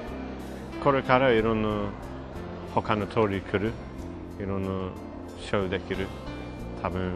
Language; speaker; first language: Japanese; non-native, learner; English